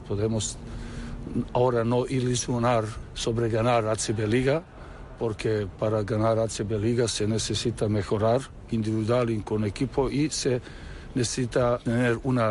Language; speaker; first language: Spanish; non-native, learner; Serbian